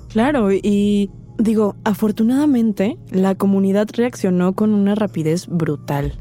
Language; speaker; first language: Spanish; native; Spanish